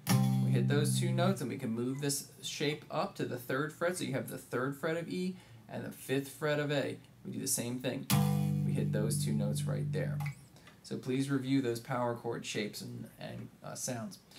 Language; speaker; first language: English; native; English